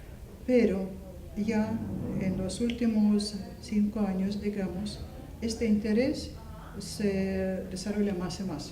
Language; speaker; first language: Spanish; non-native, fluent; Russian